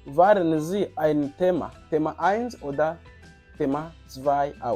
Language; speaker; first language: German; non-native, fluent; Kinyarwanda